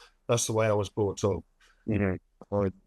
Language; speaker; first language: English; native; English